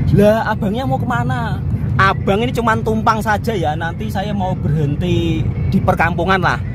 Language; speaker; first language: Indonesian; native; Indonesian